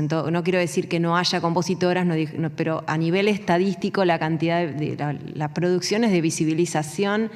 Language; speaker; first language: Spanish; native; Spanish